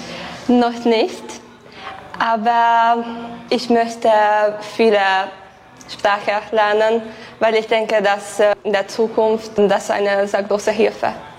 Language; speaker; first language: German; non-native, local second language; Hungarian